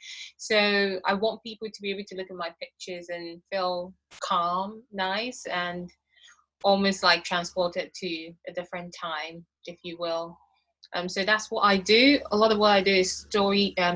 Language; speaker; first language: English; non-native, local second language; Igbo